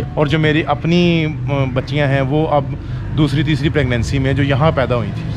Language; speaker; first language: Urdu; non-native, local second language; Punjabi